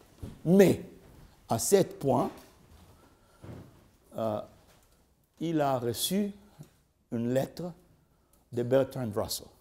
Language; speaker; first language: French; non-native, learner; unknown